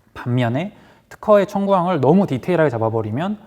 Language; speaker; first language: Korean; native; Korean